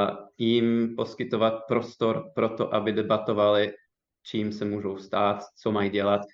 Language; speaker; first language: Czech; non-native, fluent; English